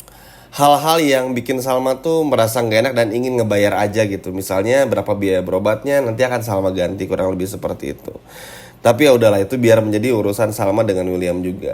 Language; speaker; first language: Indonesian; native; Indonesian